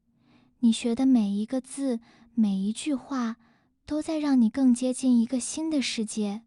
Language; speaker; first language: Chinese; non-native, fluent; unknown